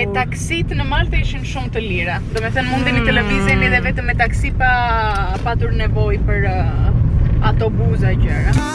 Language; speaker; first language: Albanian; early bilingual, heritage; Albanian